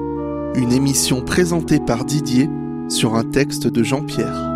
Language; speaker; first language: French; native; French